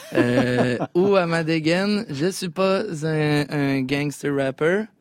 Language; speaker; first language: French; native; French